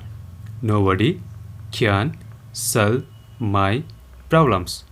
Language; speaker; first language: English; non-native, local second language; Nepali